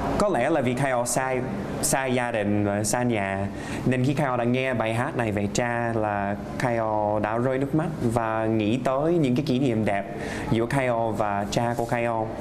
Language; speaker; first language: Vietnamese; non-native, fluent; English